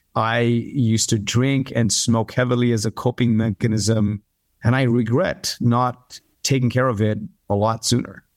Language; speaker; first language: English; early bilingual, other home language; Arabic